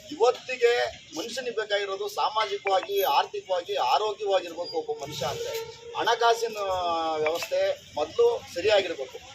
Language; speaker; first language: Kannada; native; Kannada